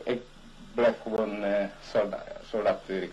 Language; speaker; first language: Dutch; non-native, local second language; Malay